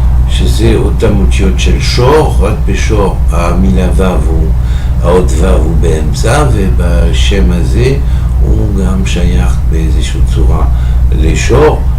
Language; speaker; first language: Hebrew; non-native, fluent; French